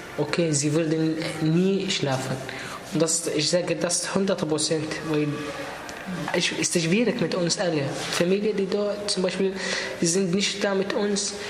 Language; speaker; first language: German; non-native, learner; Arabic